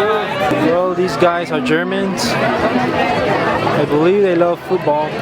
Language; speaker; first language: English; non-native, learner; Spanish